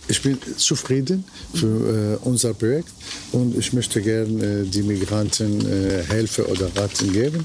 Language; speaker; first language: German; non-native, learner; Arabic